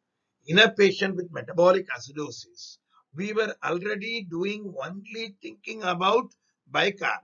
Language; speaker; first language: English; non-native, local second language; Tamil